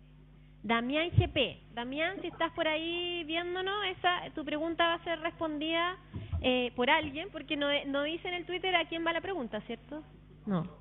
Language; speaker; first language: Spanish; native; Spanish